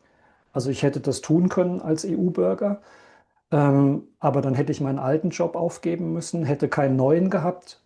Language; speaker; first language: German; native; German